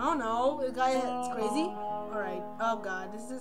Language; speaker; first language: English; native; English